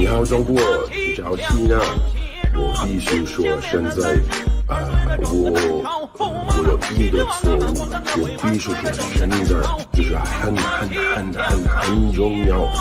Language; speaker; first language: Chinese; non-native, learner; English